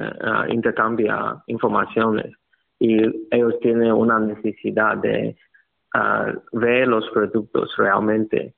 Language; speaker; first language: Spanish; non-native, learner; Chinese